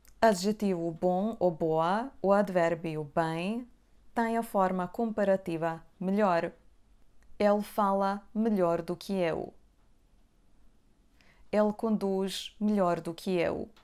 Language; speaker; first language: Portuguese; non-native, fluent; Serbian